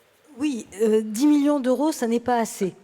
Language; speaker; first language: French; native; French